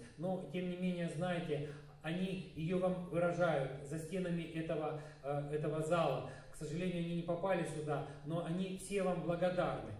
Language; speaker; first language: Russian; native; Russian